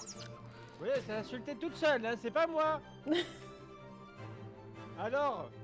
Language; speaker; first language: French; native; French